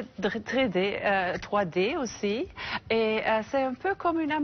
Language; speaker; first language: French; non-native, fluent; English